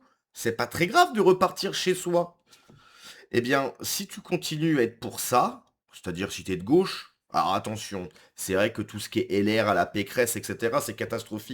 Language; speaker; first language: French; native; French